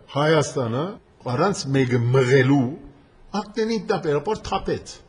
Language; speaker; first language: Armenian; early bilingual, heritage; Armenian